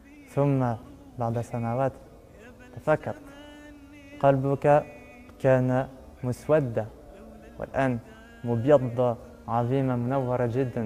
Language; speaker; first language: Arabic; non-native, learner; French